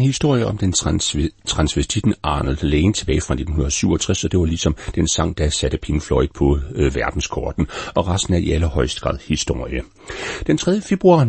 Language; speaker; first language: Danish; native; Danish